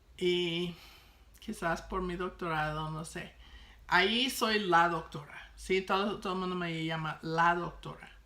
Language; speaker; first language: Spanish; non-native, fluent; English